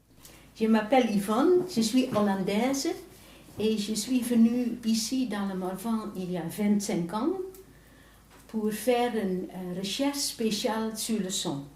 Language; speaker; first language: French; non-native, fluent; Dutch